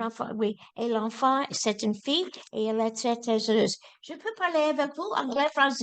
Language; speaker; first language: French; non-native, learner; English